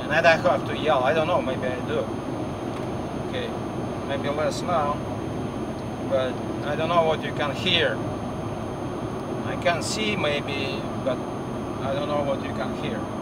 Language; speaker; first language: English; non-native, fluent; Russian